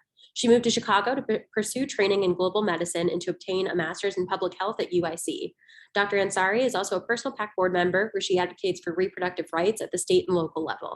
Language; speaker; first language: English; native; English